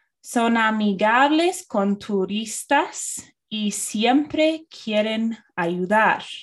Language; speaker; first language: Spanish; non-native, fluent; English